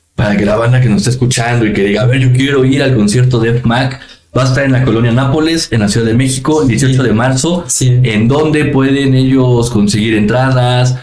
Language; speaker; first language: Spanish; native; Spanish